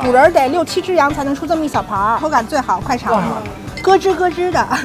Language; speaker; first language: Chinese; native; Chinese